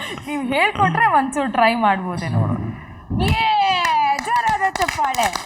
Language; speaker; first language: Kannada; native; Kannada